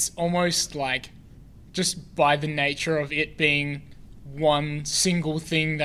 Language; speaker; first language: English; native; English